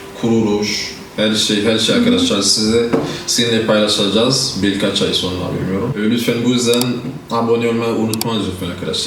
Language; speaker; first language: Turkish; non-native, learner; Haitian Creole